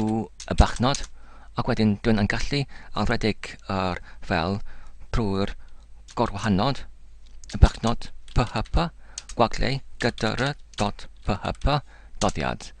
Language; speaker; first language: Welsh; non-native, learner; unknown